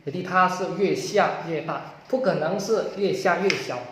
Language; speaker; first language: Chinese; non-native, fluent; Indonesian